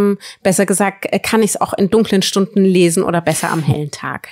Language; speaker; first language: German; native; German